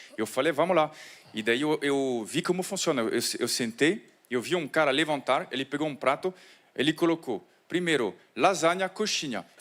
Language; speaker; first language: Portuguese; non-native, fluent; French